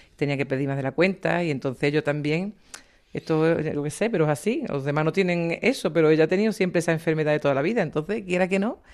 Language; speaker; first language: Spanish; native; Spanish